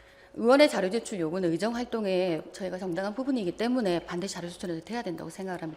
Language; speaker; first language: Korean; native; Korean